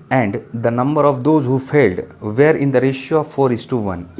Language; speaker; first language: English; non-native, local second language; Hindi